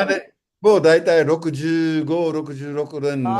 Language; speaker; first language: Japanese; non-native, fluent; English